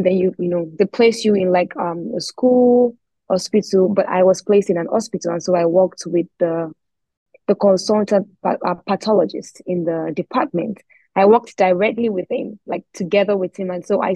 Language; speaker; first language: English; non-native, local second language; Yoruba